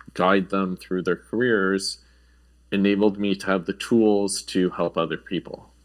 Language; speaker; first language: English; native; English